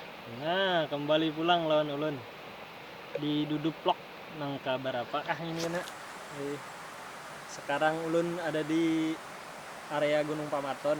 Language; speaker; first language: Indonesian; non-native, local second language; Banjar